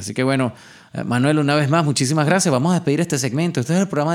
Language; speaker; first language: Spanish; native; Spanish